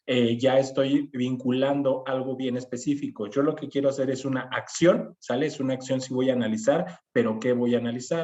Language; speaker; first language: Spanish; native; Spanish